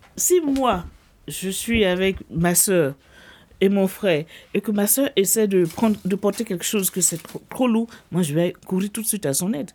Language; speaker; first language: French; non-native, local second language; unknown